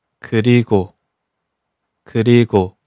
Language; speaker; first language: Korean; non-native, fluent; Chinese